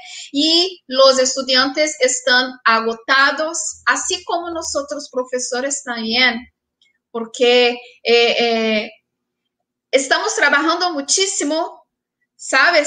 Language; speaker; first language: Spanish; non-native, fluent; Portuguese